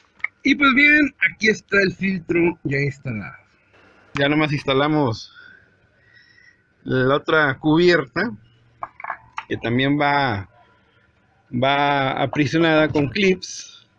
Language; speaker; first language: Spanish; native; Spanish